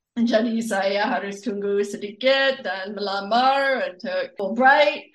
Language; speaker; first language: Indonesian; non-native, fluent; English